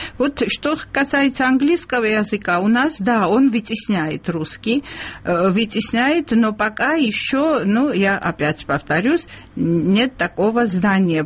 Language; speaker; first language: Russian; non-native, local second language; Georgian